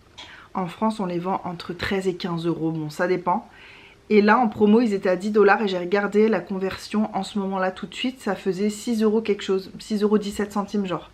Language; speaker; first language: French; native; French